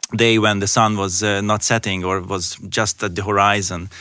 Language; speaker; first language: English; non-native, fluent; Hungarian